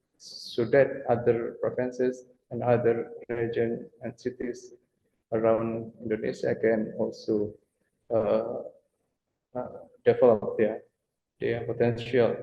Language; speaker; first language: English; non-native, fluent; Banjar